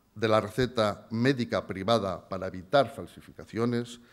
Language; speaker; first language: Spanish; native; Spanish